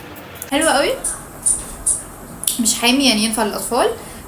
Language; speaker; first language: Arabic; native; Arabic